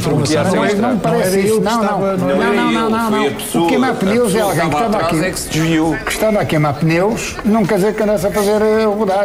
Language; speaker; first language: Portuguese; native; Portuguese